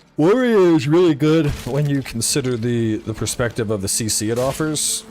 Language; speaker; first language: English; native; English